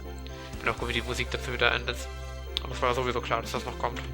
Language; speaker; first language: German; native; German